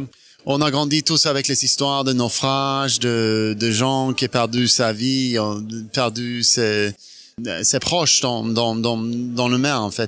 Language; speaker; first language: French; non-native, fluent; Norwegian